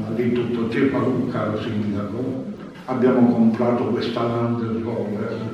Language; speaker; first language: Italian; native; Italian